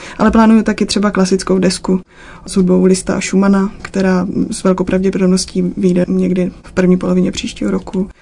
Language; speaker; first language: Czech; native; Czech